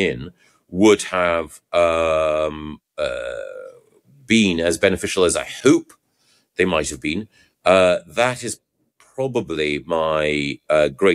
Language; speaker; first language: English; native; English